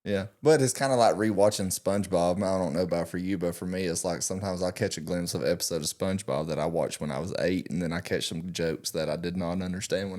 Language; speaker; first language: English; native; English